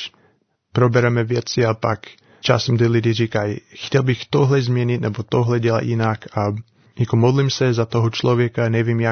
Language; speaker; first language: Czech; non-native, learner; English